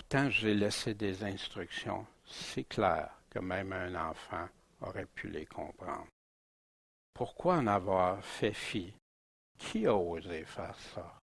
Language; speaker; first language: French; native; French